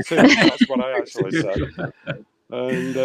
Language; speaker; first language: English; native; English